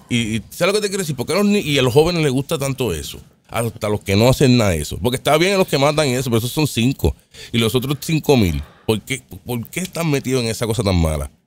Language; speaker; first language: Spanish; native; Spanish